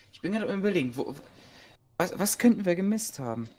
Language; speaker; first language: German; native; German